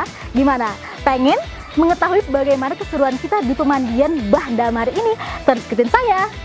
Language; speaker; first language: Indonesian; native; Indonesian